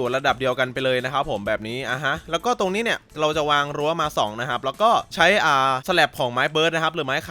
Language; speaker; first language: Thai; native; Thai